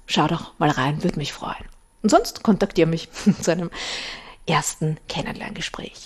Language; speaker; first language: German; native; German